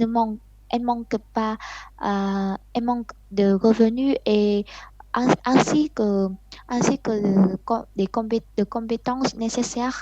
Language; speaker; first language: French; non-native, learner; Vietnamese